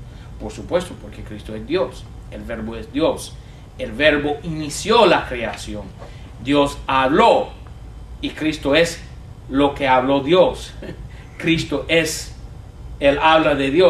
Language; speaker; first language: Spanish; non-native, fluent; English